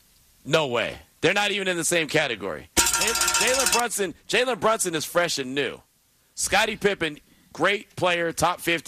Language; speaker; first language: English; native; English